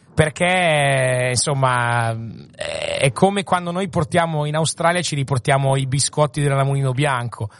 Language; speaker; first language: Italian; native; Italian